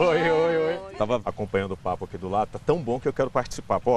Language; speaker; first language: Portuguese; native; Portuguese